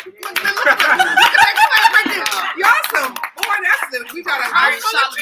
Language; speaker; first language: English; native; English